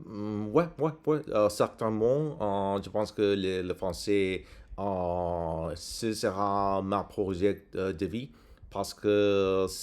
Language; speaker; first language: French; non-native, learner; English